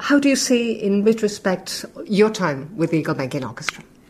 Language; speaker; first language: English; non-native, fluent; Portuguese